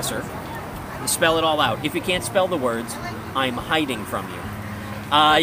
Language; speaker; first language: English; native; English